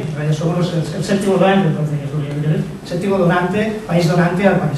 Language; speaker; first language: Spanish; native; Spanish